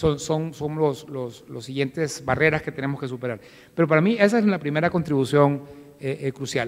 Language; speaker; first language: Spanish; native; Spanish